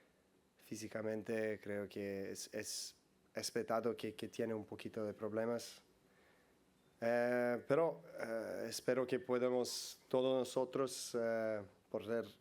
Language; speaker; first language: Spanish; non-native, learner; Serbian